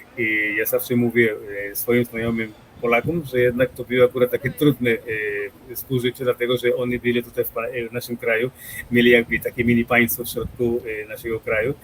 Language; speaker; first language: Polish; non-native, fluent; Spanish